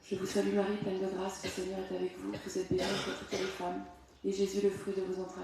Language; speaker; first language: French; native; French